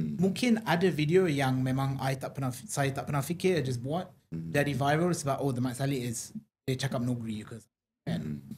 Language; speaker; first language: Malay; non-native, fluent; English